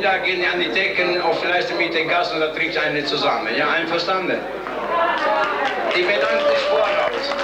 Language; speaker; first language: German; non-native, learner; Italian